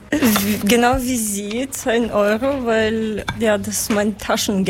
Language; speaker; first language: German; non-native, learner; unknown